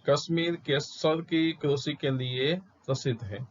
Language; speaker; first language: Hindi; non-native, local second language; Gujarati